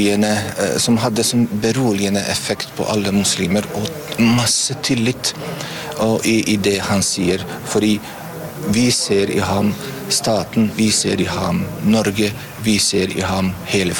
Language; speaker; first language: Norwegian; non-native, fluent; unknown